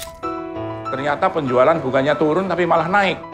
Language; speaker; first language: Indonesian; native; Indonesian